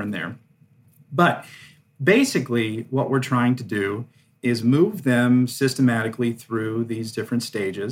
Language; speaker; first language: English; native; English